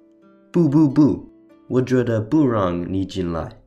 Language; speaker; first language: Chinese; non-native, learner; English